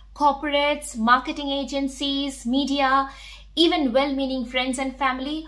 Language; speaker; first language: English; non-native, local second language; Bangla